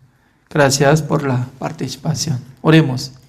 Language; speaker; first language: Spanish; non-native, fluent; Korean